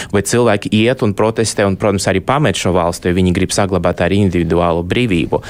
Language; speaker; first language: Latvian; non-native, local second language; Russian